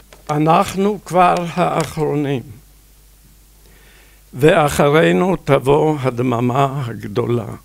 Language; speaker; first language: Hebrew; non-native, fluent; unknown